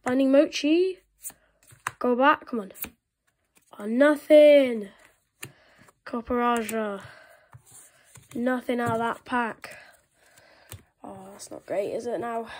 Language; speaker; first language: English; native; English